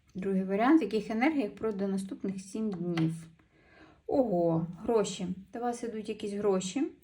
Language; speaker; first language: Ukrainian; non-native, local second language; Russian